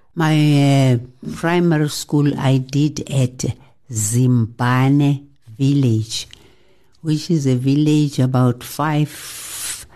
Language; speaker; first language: English; non-native, local second language; Xhosa